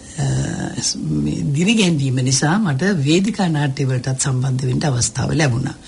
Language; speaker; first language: Sinhala; native; Sinhala